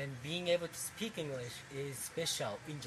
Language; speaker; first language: English; non-native, fluent; Japanese